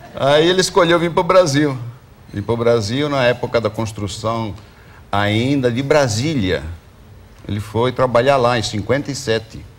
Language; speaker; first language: Portuguese; early bilingual, other home language; Greek